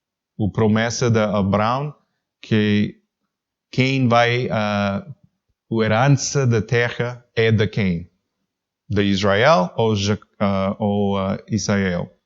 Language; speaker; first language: Portuguese; non-native, learner; English